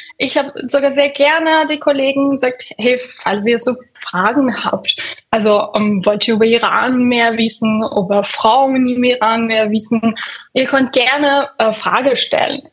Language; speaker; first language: German; non-native, fluent; Persian